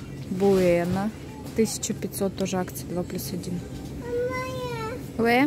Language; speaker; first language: Russian; native; Russian